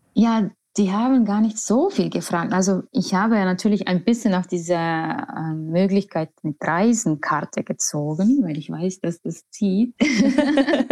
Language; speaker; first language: German; non-native, fluent; Estonian